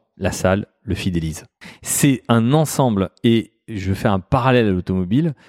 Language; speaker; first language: French; native; French